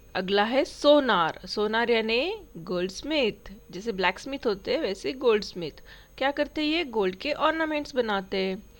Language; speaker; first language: Hindi; non-native, local second language; Marathi